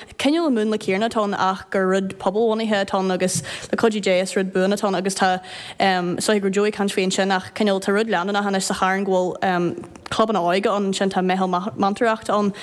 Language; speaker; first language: Irish; native; Irish